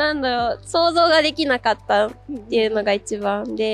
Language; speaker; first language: Japanese; native; Japanese